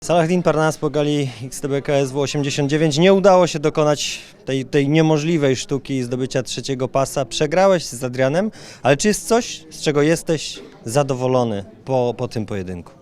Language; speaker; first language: Polish; native; Polish